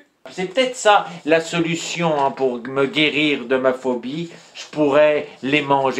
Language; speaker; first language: French; native; French